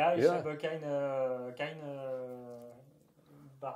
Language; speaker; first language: German; non-native, learner; French